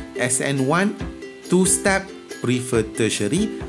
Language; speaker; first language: English; non-native, local second language; Malay